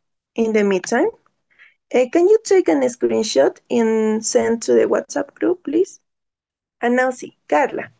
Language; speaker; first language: English; non-native, learner; Spanish